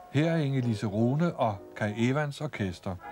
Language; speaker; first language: Danish; native; Danish